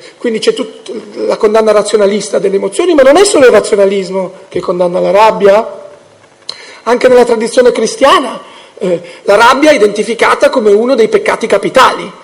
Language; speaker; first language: Italian; early bilingual, heritage; Italian